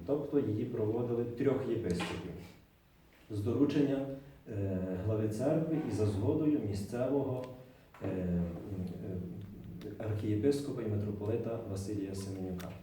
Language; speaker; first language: Ukrainian; native; Ukrainian